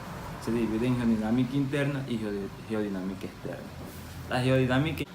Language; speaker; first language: Spanish; native; Spanish